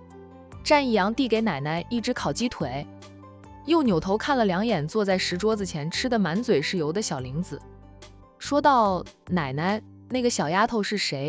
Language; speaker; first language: Chinese; native; Chinese